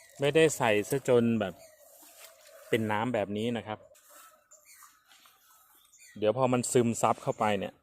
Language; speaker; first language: Thai; native; Thai